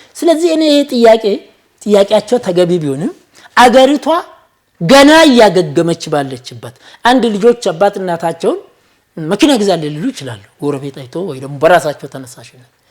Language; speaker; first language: Amharic; non-native, local second language; Oromo